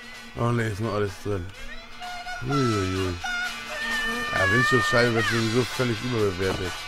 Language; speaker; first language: German; native; German